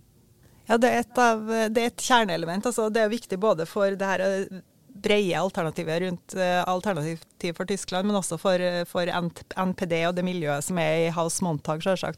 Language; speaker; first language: Norwegian; native; Norwegian